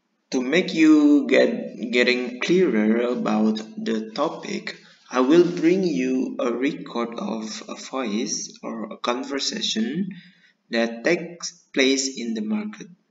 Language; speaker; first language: English; non-native, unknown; Indonesian